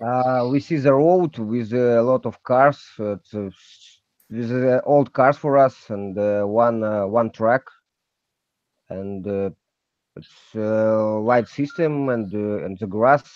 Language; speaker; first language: English; non-native, learner; Russian